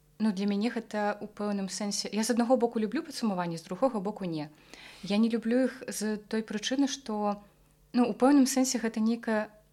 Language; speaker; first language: Belarusian; non-native, local second language; Russian